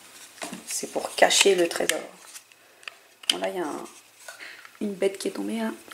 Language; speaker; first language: French; native; French